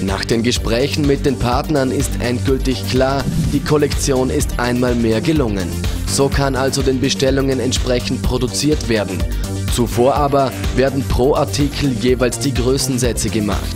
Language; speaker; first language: German; native; German